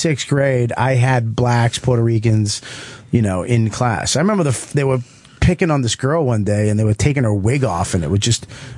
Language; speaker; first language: English; native; English